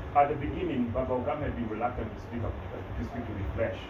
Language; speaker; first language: English; non-native, local second language; Kikuyu